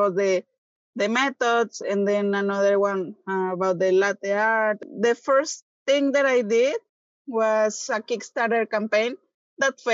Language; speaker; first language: English; non-native, fluent; Spanish